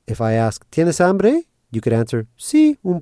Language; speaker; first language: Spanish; non-native, fluent; English